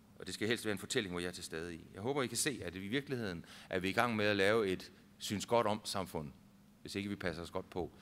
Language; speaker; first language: Danish; native; Danish